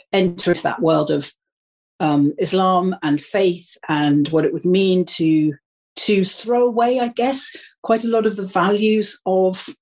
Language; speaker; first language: English; native; English